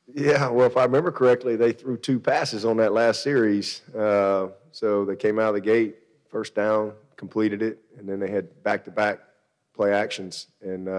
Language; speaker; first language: English; native; English